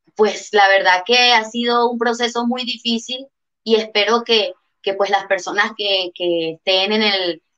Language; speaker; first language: Spanish; native; Spanish